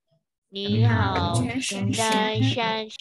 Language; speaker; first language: Chinese; non-native, learner; Burmese